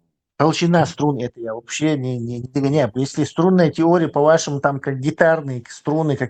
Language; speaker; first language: Russian; non-native, local second language; Chechen